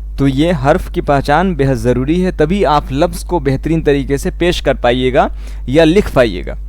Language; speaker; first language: Hindi; native; Hindi